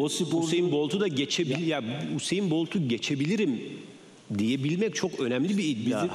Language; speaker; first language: Turkish; native; Turkish